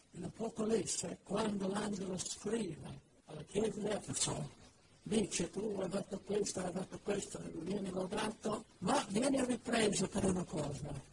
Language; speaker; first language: Italian; non-native, fluent; English